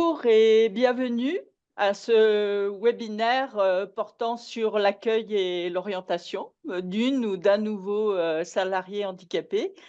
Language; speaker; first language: French; native; French